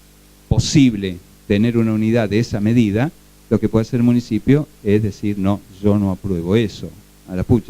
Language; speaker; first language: Spanish; native; Spanish